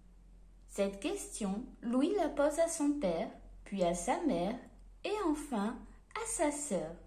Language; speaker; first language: French; native; French